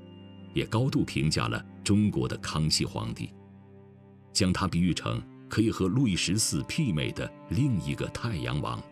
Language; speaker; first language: Chinese; native; Chinese